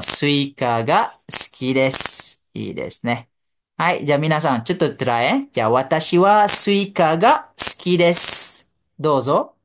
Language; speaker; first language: Japanese; non-native, fluent; Malay